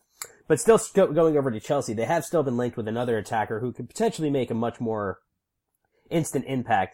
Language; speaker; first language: English; native; English